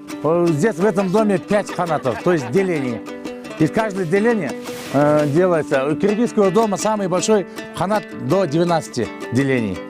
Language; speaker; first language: Russian; non-native, local second language; Kyrgyz